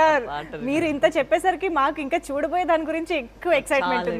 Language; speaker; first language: Telugu; native; Telugu